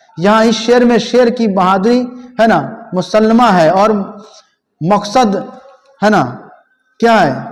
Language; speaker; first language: Hindi; native; Hindi